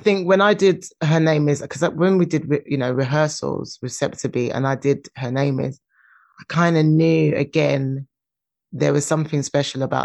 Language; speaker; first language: English; native; English